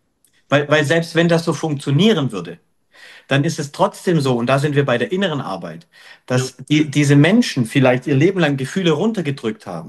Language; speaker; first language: German; native; German